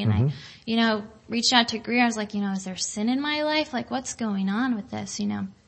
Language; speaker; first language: English; native; English